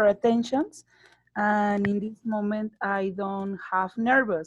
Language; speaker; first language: English; non-native, learner; Spanish